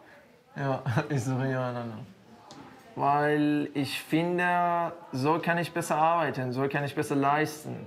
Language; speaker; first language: German; non-native, learner; Persian